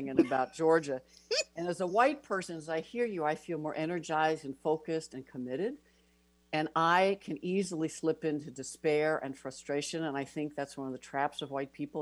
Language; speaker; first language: English; native; English